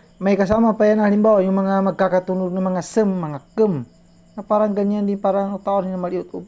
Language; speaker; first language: Filipino; non-native, local second language; Maranao